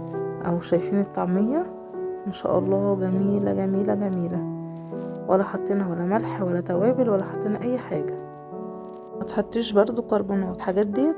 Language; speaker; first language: Arabic; native; Arabic